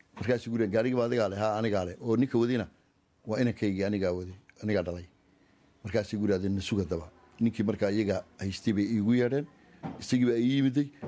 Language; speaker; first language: Somali; native; Somali